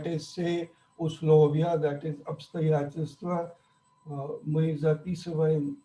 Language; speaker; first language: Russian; non-native, fluent; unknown